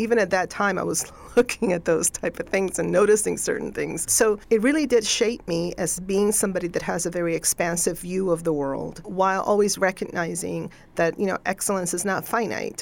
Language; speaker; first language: English; non-native, fluent; Spanish